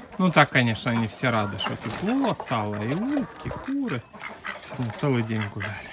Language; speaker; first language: Russian; native; Russian